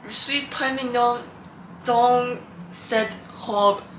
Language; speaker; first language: French; non-native, learner; Thai